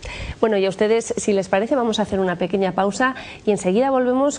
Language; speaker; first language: Spanish; native; Spanish